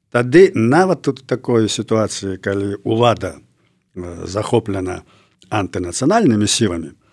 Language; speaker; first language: Belarusian; native; Belarusian